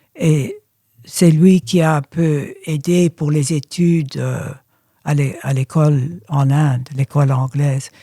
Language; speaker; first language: French; early bilingual, other home language; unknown